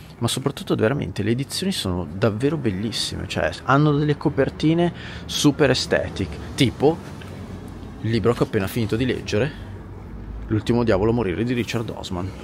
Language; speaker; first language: Italian; native; Italian